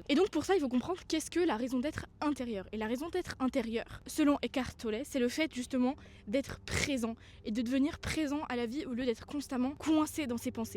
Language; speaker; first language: French; native; French